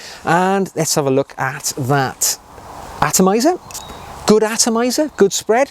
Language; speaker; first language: English; native; English